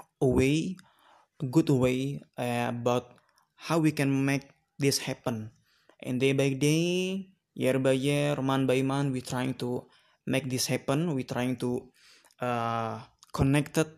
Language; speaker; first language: English; non-native, learner; Indonesian